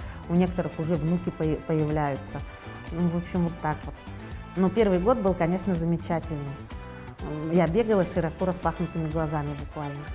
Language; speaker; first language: Russian; native; Russian